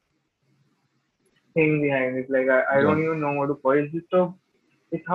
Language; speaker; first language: English; non-native, local second language; Hindi